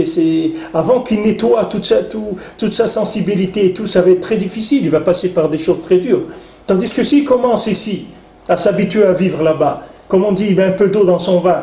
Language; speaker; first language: French; native; French